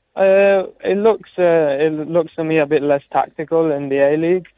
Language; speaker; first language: English; early bilingual, heritage; English